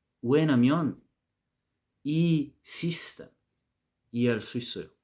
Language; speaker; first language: Korean; non-native, learner; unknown